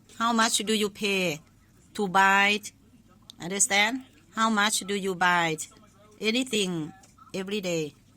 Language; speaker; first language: English; non-native, learner; Thai